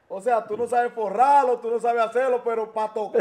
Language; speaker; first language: Spanish; native; Spanish